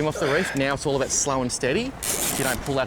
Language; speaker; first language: English; native; English